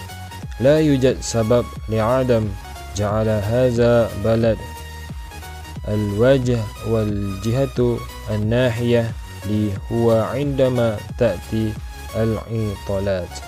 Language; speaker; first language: Arabic; non-native, learner; Malay